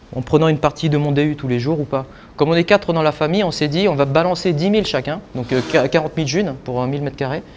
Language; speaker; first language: French; native; French